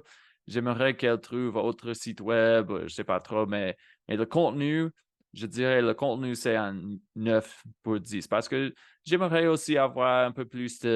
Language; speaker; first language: French; non-native, fluent; Spanish